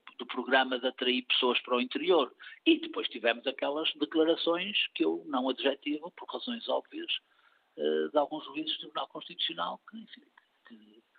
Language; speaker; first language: Portuguese; native; Portuguese